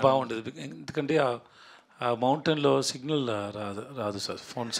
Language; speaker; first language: Telugu; non-native, learner; Tamil